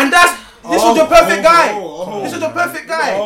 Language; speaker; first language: English; native; English